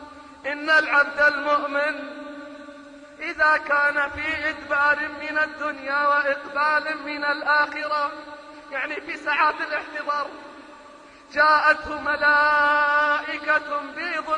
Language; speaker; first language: Arabic; native; Arabic